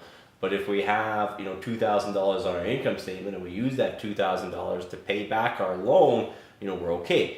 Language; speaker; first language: English; native; English